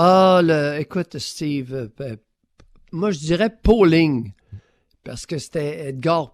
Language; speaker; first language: French; native; French